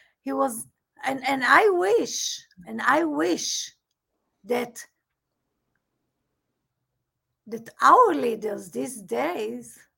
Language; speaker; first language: English; non-native, fluent; Hebrew